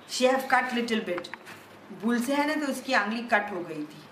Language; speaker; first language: Hindi; non-native, local second language; Gujarati